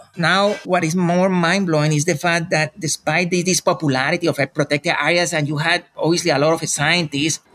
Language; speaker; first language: English; non-native, fluent; Spanish